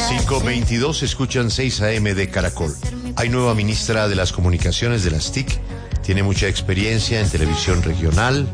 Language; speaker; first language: Spanish; native; Spanish